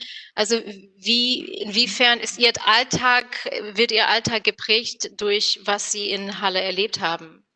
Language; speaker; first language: German; non-native, fluent; English